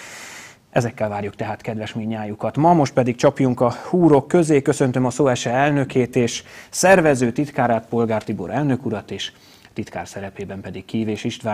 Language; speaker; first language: Hungarian; native; Hungarian